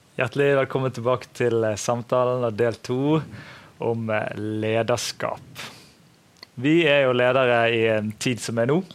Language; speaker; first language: Norwegian; native; Norwegian